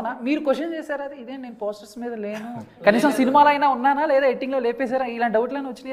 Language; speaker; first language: Telugu; native; Telugu